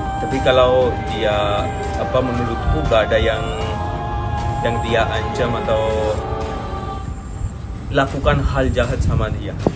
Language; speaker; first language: Indonesian; non-native, fluent; Hindi